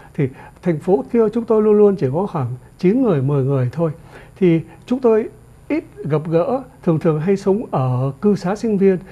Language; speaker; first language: Vietnamese; native; Vietnamese